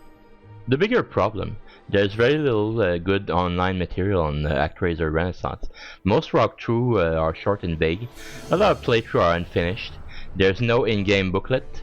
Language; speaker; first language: English; native; English